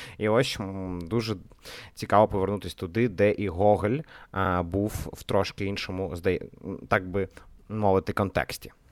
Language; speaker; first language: Ukrainian; native; Ukrainian